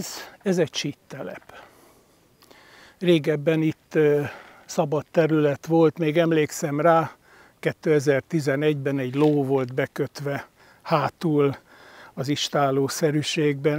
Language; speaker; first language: Hungarian; native; Hungarian